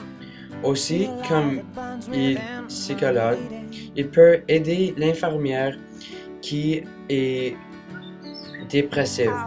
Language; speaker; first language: French; non-native, learner; English